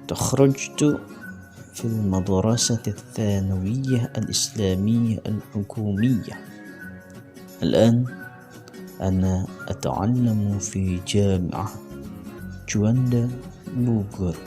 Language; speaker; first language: Arabic; non-native, learner; Indonesian